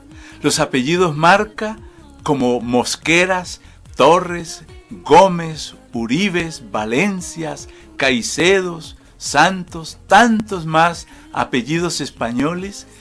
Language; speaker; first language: Spanish; native; Spanish